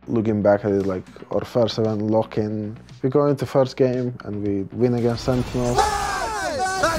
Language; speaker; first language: English; non-native, fluent; Russian